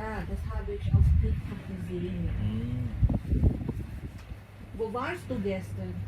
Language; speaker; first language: German; non-native, learner; Filipino